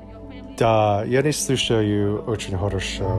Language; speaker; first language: Russian; non-native, learner; English